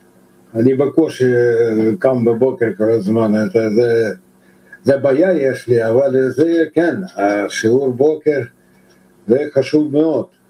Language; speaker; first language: Hebrew; non-native, fluent; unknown